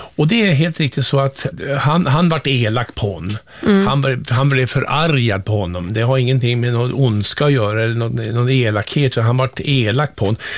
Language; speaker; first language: Swedish; native; Swedish